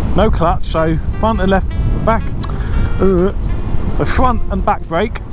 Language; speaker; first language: English; native; English